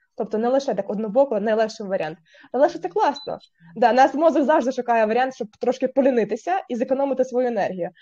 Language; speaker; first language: Ukrainian; native; Ukrainian